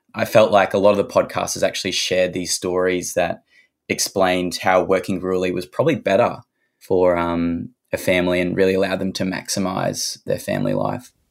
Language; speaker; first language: English; native; English